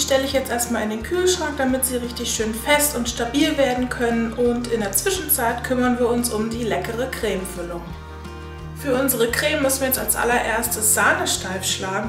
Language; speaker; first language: German; native; German